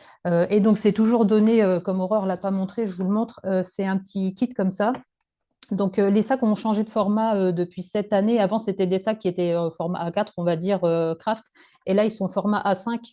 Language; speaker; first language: French; native; French